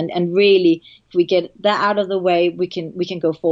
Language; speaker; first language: English; non-native, fluent; Danish